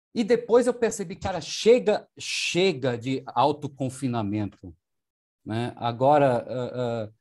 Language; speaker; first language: Portuguese; non-native, fluent; German